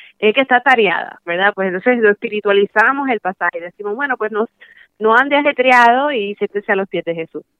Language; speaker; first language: Spanish; early bilingual, heritage; Spanish